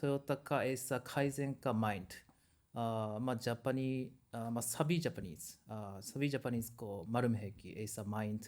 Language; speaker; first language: Hindi; non-native, learner; Japanese